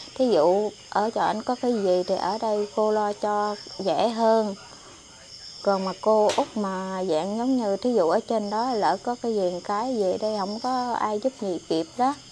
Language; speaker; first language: Vietnamese; native; Vietnamese